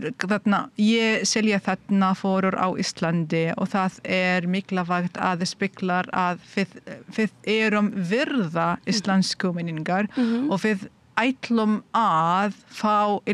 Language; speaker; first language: Icelandic; non-native, learner; Arabic